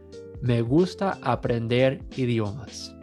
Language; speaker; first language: Spanish; non-native, fluent; English